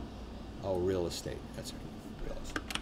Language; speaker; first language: English; native; English